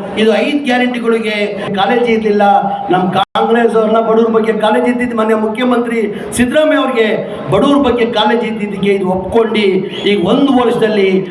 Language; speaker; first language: Kannada; non-native, local second language; Urdu